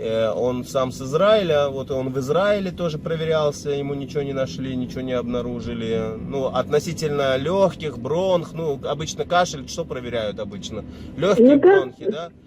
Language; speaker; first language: Russian; native; Russian